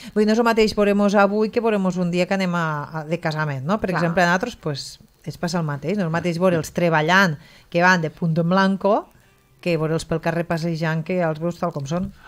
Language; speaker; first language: Catalan; native; Catalan